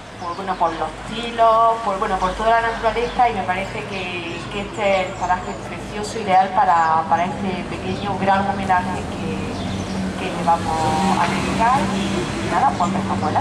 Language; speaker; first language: Spanish; native; Spanish